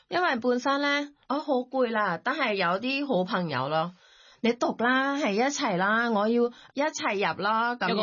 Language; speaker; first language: Cantonese; non-native, learner; Thai